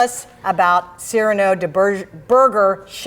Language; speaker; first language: English; native; English